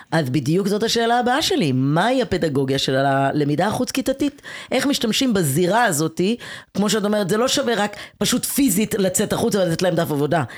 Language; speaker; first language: Hebrew; native; Hebrew